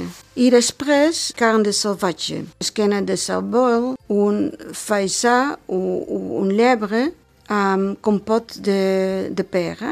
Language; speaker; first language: Catalan; non-native, learner; Dutch